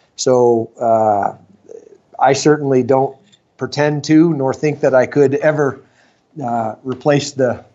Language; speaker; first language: English; native; English